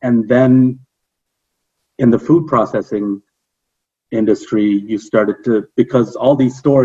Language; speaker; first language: English; native; English